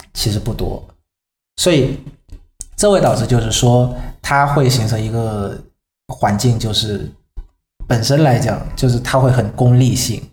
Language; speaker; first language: Chinese; non-native, fluent; Vietnamese